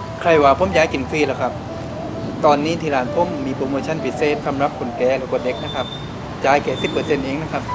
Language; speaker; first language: Thai; native; Thai